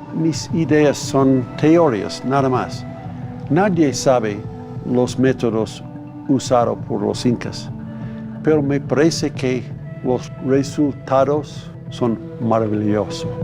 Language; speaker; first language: Spanish; non-native, fluent; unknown